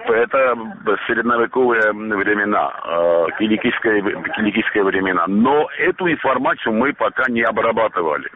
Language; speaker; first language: Russian; non-native, local second language; Armenian